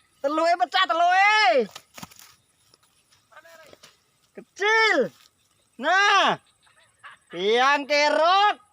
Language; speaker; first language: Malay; non-native, local second language; Javanese